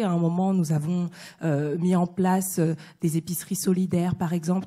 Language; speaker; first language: French; native; French